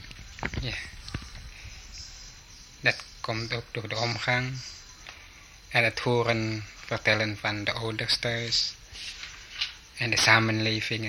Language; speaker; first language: Dutch; early bilingual, heritage; Dutch